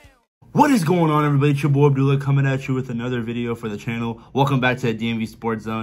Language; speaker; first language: English; native; English